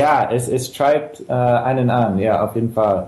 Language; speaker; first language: German; non-native, fluent; English